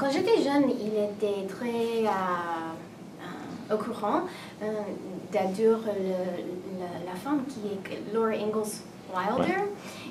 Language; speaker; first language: French; non-native, learner; English